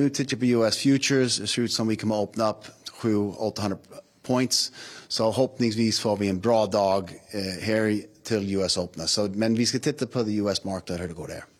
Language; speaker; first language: Swedish; non-native, fluent; English